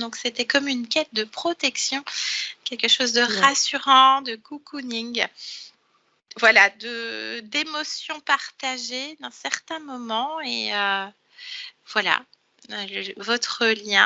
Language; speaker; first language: French; native; French